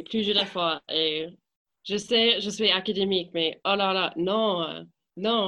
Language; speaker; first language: French; non-native, fluent; English